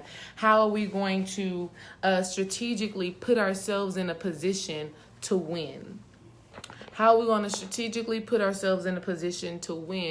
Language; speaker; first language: English; native; English